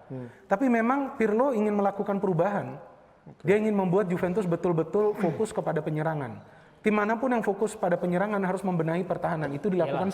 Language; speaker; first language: Indonesian; native; Indonesian